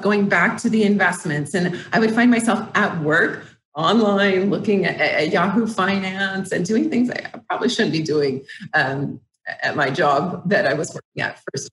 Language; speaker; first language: English; native; English